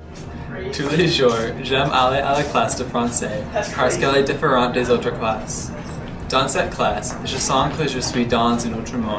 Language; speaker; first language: French; non-native, learner; English